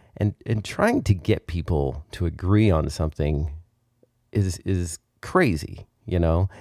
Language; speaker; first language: English; native; English